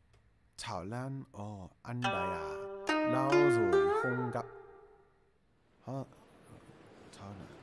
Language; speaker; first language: Vietnamese; non-native, learner; English